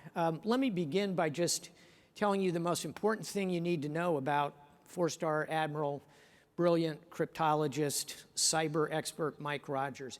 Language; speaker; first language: English; native; English